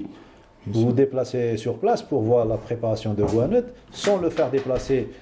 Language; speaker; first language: French; non-native, local second language; Arabic